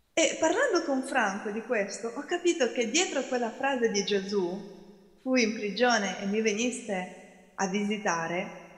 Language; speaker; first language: Italian; non-native, fluent; Ukrainian